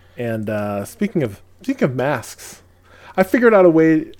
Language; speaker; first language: English; early bilingual, other home language; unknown